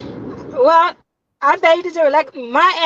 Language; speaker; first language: English; native; English